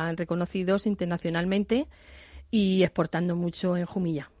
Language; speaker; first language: Spanish; native; Spanish